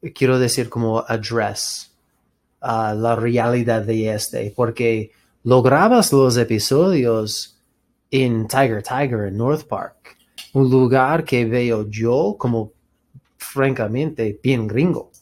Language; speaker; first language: Spanish; non-native, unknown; English